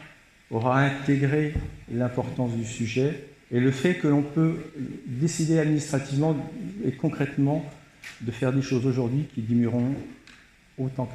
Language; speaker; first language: French; native; French